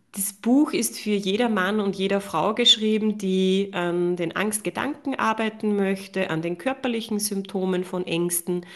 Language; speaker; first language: German; native; German